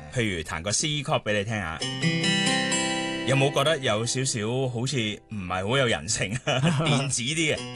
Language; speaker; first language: Cantonese; native; Cantonese